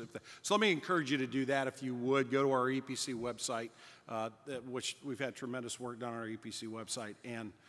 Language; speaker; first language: English; native; English